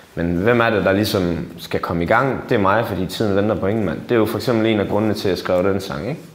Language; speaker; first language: Danish; native; Danish